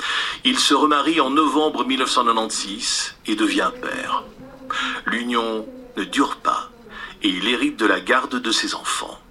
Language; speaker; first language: French; native; French